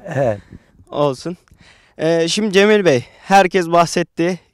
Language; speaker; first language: Turkish; native; Turkish